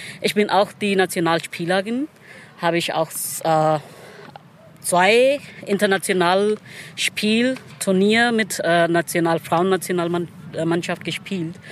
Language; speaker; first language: German; non-native, learner; Pashto